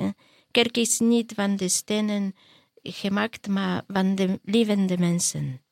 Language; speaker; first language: Dutch; non-native, learner; Polish